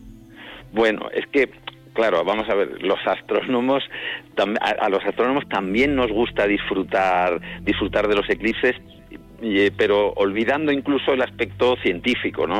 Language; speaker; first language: Spanish; native; Spanish